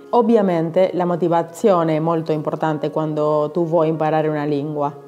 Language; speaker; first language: Italian; non-native, learner; Spanish